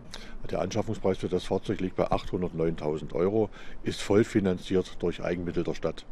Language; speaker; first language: German; native; German